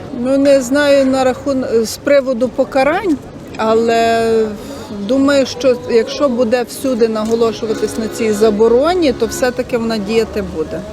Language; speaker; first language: Ukrainian; non-native, local second language; Russian